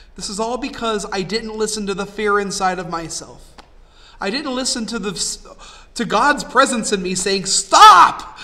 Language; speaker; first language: English; native; English